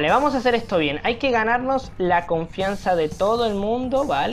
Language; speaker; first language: Spanish; native; Spanish